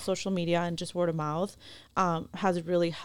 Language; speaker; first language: English; non-native, fluent; Spanish